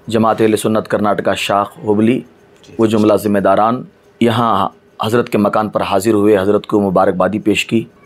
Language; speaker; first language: Urdu; native; Urdu